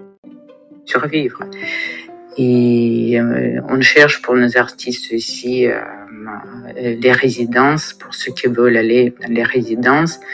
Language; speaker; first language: French; non-native, fluent; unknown